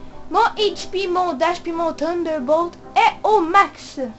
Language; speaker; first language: French; native; French